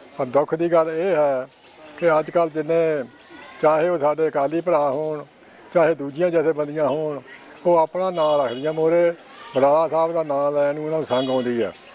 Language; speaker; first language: Punjabi; native; Punjabi